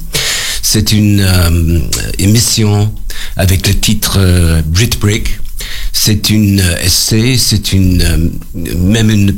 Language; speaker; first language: French; non-native, learner; English